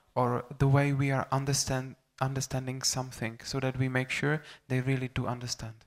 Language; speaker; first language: English; non-native, fluent; Czech